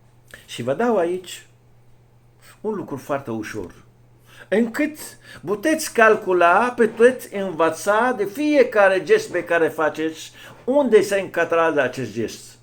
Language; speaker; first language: Romanian; non-native, fluent; Arabic